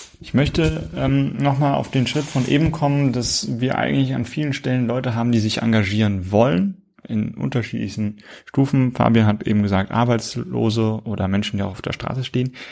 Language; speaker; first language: German; native; German